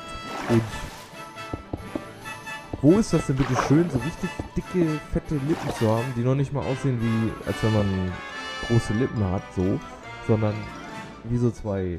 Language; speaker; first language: German; native; German